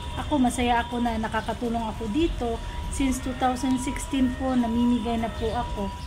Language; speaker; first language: Filipino; non-native, local second language; Cebuano